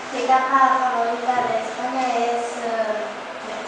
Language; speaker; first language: Spanish; non-native, learner; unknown